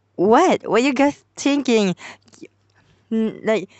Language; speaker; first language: English; non-native, local second language; Malay